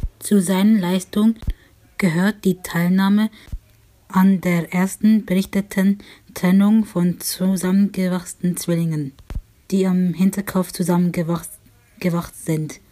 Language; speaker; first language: German; native; German